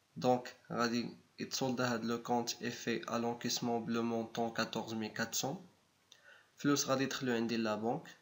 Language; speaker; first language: French; non-native, local second language; Arabic